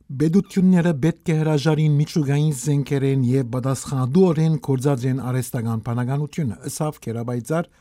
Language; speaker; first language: Armenian; early bilingual, heritage; Armenian